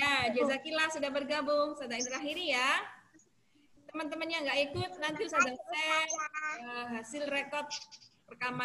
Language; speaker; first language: Indonesian; native; Indonesian